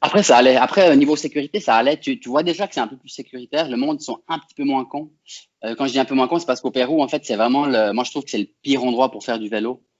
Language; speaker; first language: French; native; French